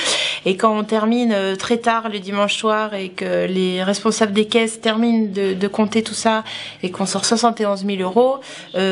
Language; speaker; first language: French; native; French